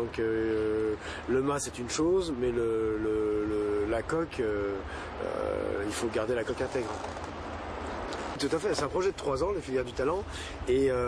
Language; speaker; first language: French; native; French